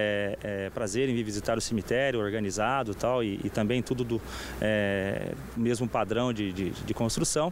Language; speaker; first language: Portuguese; native; Portuguese